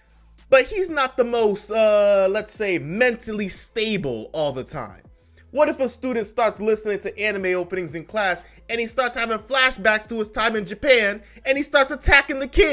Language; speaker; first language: English; native; English